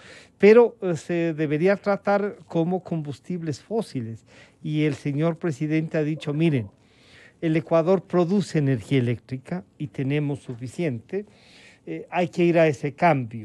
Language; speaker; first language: Spanish; native; Spanish